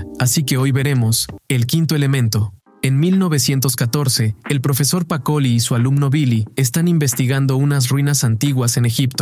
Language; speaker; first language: Spanish; native; Spanish